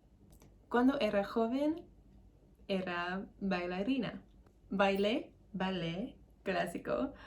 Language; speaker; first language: Spanish; non-native, learner; English